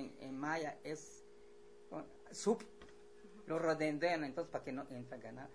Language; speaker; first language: Spanish; non-native, local second language; Yucateco